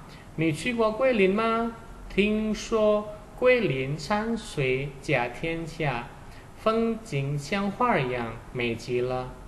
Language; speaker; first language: Chinese; non-native, fluent; Indonesian